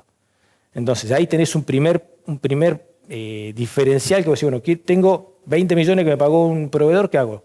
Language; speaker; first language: Spanish; native; Spanish